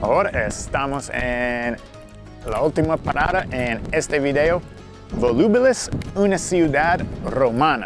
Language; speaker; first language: Spanish; non-native, fluent; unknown